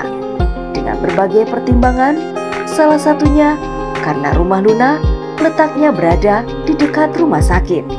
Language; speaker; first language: Indonesian; native; Indonesian